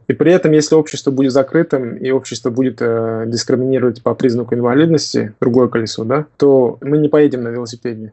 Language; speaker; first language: Russian; non-native, local second language; Tajik